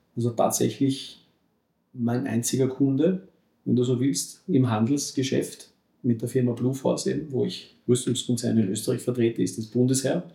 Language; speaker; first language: German; native; German